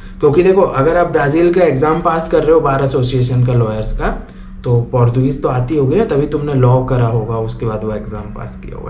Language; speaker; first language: Hindi; native; Hindi